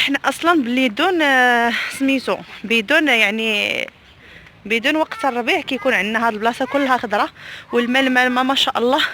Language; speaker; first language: Arabic; native; Arabic